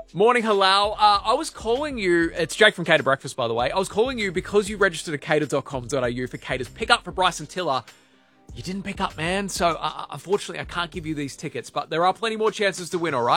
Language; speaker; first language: English; native; English